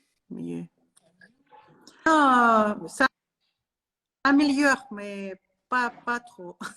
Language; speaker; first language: French; non-native, learner; Russian